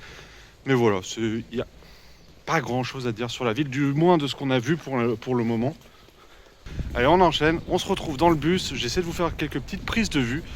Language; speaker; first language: French; native; French